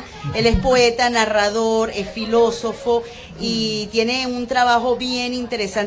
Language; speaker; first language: Spanish; native; Spanish